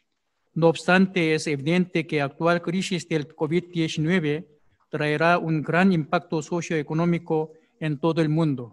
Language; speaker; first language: Spanish; non-native, fluent; Korean